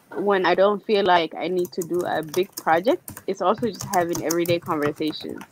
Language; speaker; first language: English; native; English